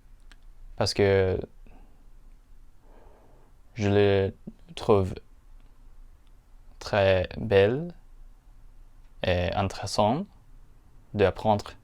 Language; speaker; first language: French; non-native, learner; Japanese